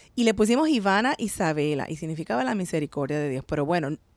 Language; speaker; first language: Spanish; native; Spanish